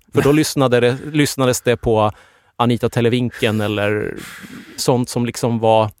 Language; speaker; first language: Swedish; native; Swedish